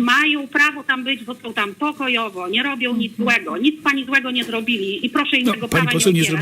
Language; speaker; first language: Polish; native; Polish